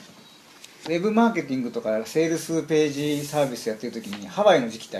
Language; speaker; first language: Japanese; native; Japanese